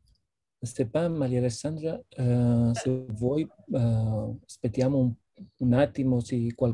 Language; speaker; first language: Italian; non-native, fluent; Spanish